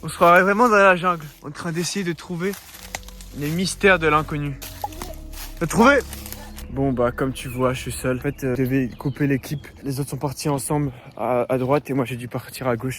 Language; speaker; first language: French; native; French